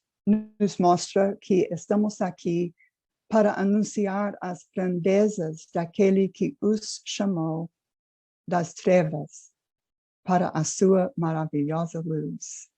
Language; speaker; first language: Portuguese; non-native, fluent; English